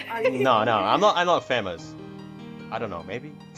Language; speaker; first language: English; non-native, fluent; Indonesian